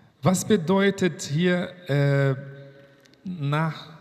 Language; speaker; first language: German; non-native, fluent; Portuguese